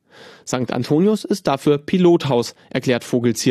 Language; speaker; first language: German; native; German